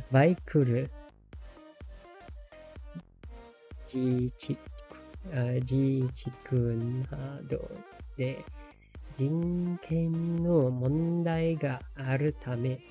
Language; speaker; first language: Japanese; non-native, learner; English